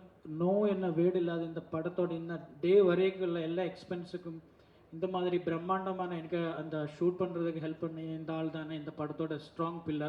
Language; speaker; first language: Tamil; non-native, learner; Malayalam